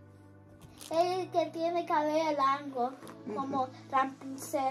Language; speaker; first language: Spanish; early bilingual, heritage; Spanish